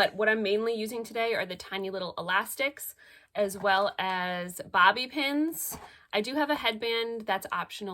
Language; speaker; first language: English; native; English